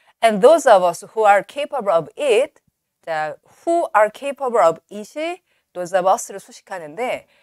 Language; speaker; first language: English; non-native, fluent; Korean